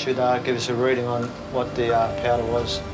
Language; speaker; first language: English; native; English